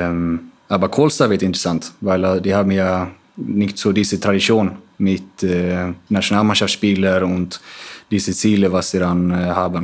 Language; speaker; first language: German; non-native, fluent; Swedish